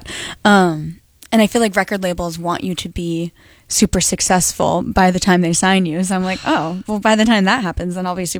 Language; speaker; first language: English; native; English